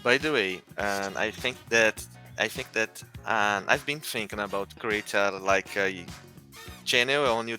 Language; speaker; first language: English; non-native, learner; Portuguese